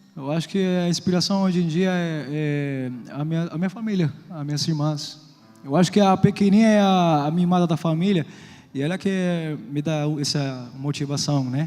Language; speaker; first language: Portuguese; non-native, fluent; Spanish